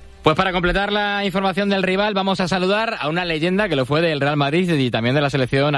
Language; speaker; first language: Spanish; native; Spanish